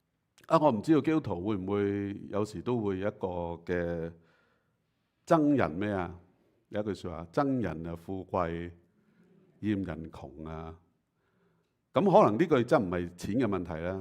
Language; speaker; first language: Chinese; native; Chinese